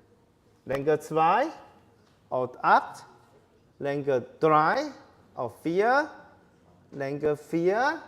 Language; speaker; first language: German; non-native, learner; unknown